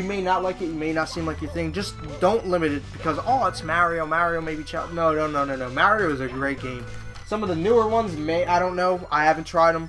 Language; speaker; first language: English; native; English